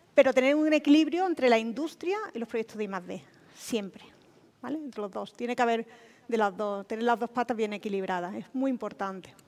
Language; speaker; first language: Spanish; native; Spanish